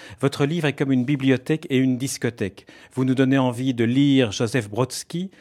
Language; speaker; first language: French; native; French